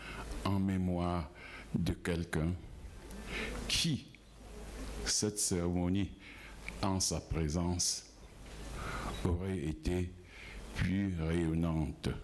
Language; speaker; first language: French; non-native, local second language; Ghomala